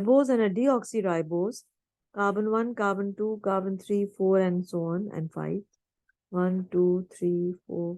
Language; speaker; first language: English; non-native, local second language; Hindi